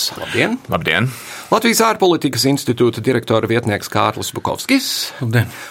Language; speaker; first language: Latvian; early bilingual, heritage; English